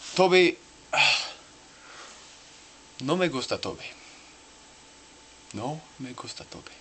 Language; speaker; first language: Spanish; non-native, learner; English